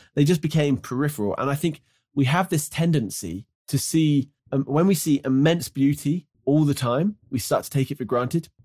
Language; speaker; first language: English; native; English